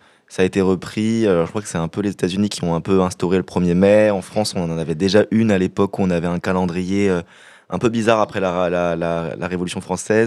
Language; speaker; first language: French; native; French